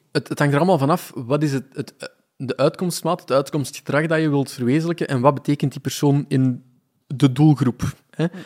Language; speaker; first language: Dutch; native; Dutch